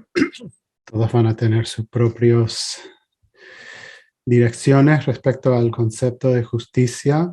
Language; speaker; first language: Spanish; non-native, fluent; English